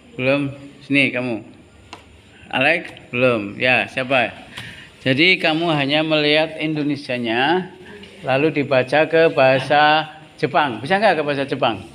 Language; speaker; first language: Indonesian; native; Indonesian